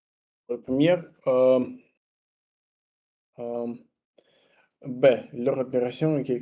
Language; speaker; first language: French; non-native, fluent; Russian